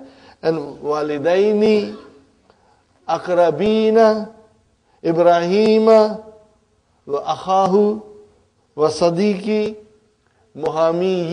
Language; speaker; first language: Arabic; non-native, fluent; Urdu